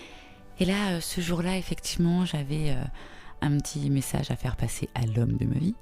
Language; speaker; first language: French; native; French